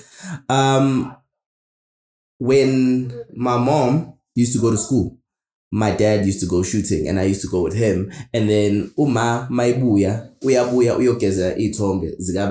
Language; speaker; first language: English; non-native, local second language; Zulu